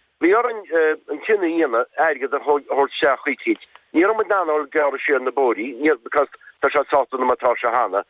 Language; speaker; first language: Irish; native; Irish